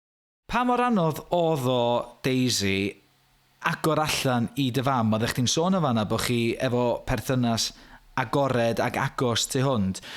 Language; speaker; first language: Welsh; native; Welsh